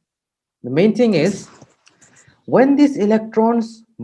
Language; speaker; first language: English; non-native, local second language; Hindi